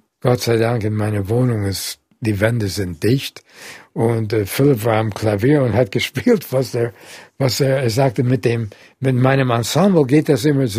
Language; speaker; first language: German; non-native, fluent; English